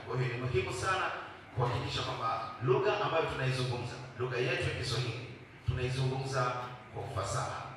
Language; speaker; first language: Swahili; native; Swahili